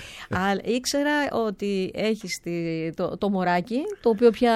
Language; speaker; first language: Greek; native; Greek